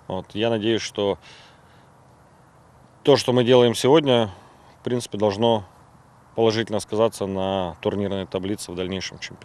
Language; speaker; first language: Russian; native; Russian